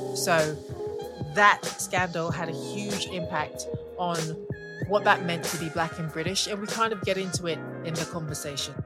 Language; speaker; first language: English; native; English